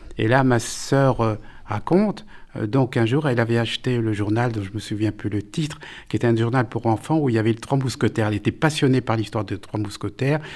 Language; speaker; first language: French; native; French